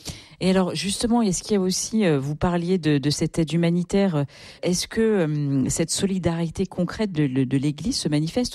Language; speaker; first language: French; native; French